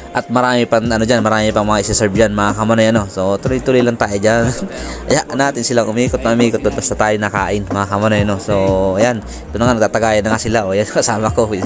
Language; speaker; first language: Filipino; non-native, local second language; Bikol